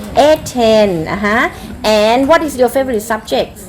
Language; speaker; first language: English; non-native, fluent; Thai